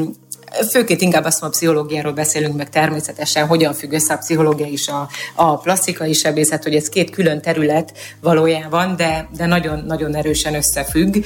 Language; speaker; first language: Hungarian; native; Hungarian